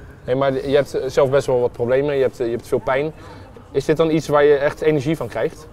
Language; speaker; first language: Dutch; native; Dutch